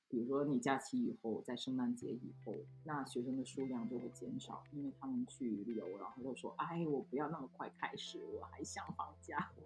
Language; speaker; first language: Chinese; non-native, local second language; Cantonese